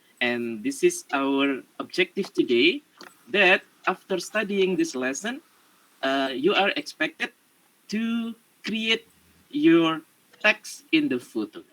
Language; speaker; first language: English; non-native, learner; Indonesian